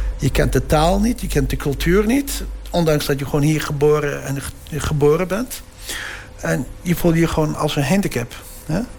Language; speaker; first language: Dutch; early bilingual, other home language; Turkish